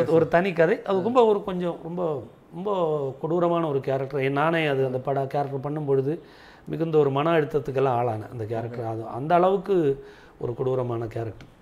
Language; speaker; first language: Tamil; non-native, local second language; Malayalam